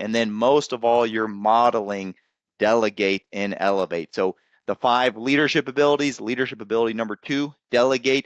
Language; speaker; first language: English; native; English